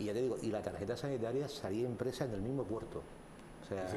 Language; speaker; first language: Spanish; native; Spanish